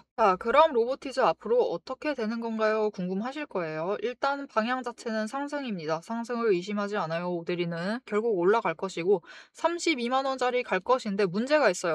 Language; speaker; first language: Korean; native; Korean